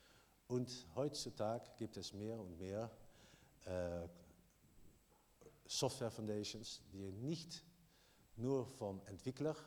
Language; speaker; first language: German; non-native, learner; Dutch